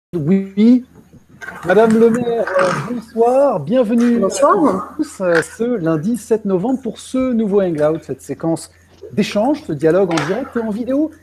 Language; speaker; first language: French; native; French